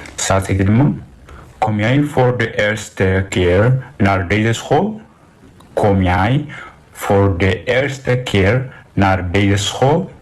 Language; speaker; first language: Dutch; non-native, fluent; Tigrinya